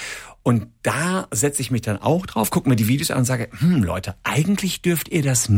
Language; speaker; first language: German; native; German